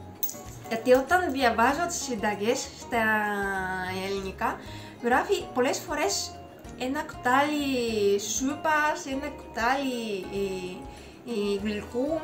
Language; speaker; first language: Greek; non-native, fluent; Japanese